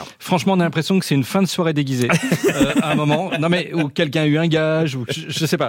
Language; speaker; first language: French; native; French